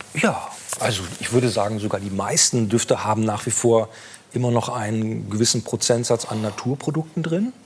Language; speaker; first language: German; native; German